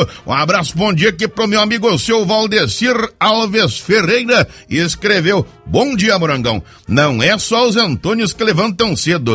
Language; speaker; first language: Portuguese; native; Portuguese